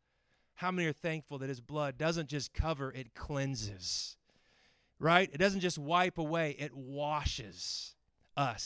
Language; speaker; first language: English; native; English